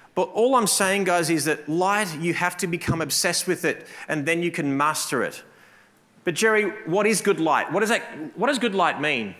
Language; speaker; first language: English; native; English